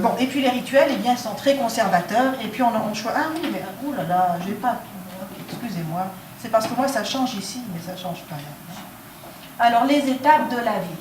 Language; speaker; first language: French; non-native, local second language; Arabic